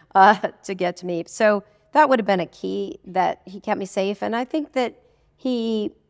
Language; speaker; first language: English; native; English